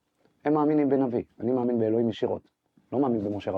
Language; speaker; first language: Hebrew; native; Hebrew